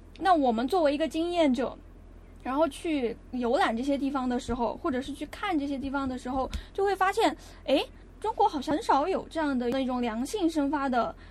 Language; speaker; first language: Chinese; native; Chinese